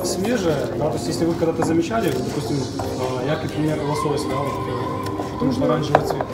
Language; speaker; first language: Russian; native; Russian